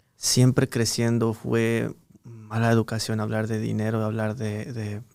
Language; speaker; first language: Spanish; early bilingual, heritage; Spanish